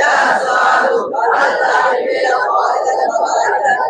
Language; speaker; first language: Arabic; non-native, learner; Bangla